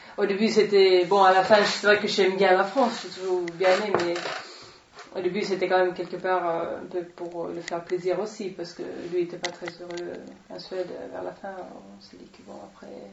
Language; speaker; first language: French; non-native, fluent; Swedish